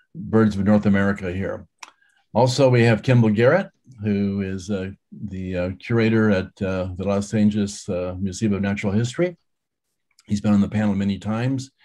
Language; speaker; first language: English; native; English